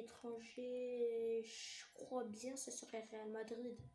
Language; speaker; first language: French; early bilingual, other home language; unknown